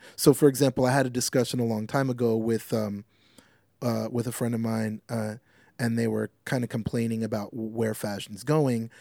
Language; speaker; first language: English; native; English